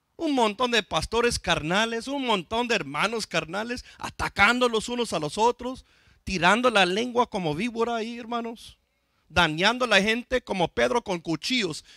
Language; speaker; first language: Spanish; non-native, fluent; English